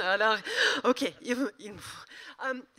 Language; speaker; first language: French; non-native, learner; English